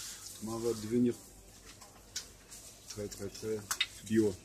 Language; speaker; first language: French; non-native, fluent; Russian